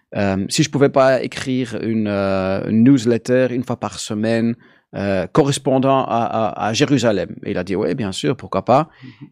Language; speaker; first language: French; native; French